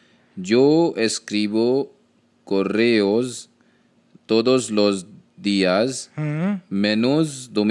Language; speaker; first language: Spanish; non-native, learner; Hindi